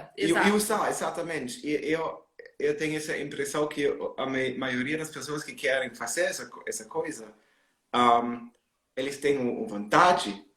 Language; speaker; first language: Portuguese; non-native, learner; German